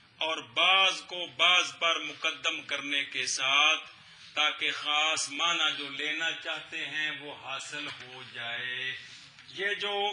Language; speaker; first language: Urdu; non-native, local second language; Punjabi